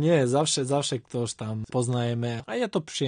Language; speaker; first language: Polish; non-native, learner; Croatian